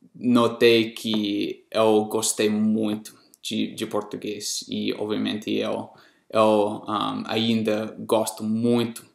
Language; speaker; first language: Portuguese; non-native, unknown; English